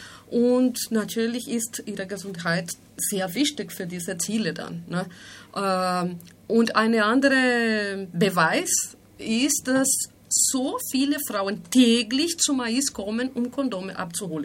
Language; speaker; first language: German; non-native, fluent; Spanish